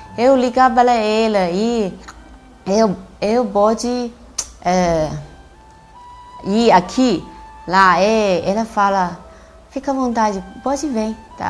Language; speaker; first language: Portuguese; non-native, learner; Chinese